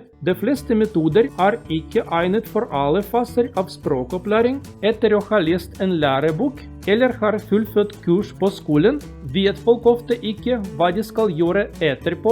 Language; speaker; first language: Norwegian; non-native, learner; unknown